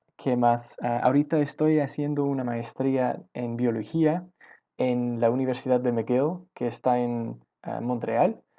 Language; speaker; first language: Spanish; non-native, learner; English